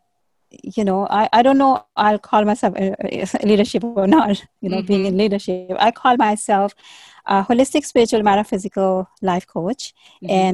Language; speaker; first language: English; non-native, local second language; Hindi